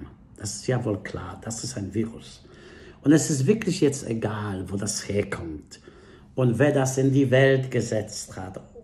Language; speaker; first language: German; non-native, fluent; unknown